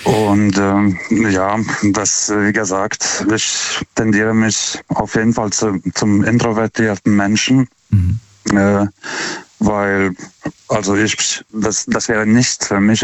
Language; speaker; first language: German; non-native, fluent; Lithuanian